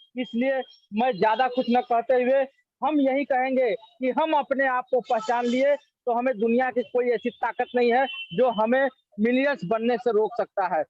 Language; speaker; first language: Hindi; native; Hindi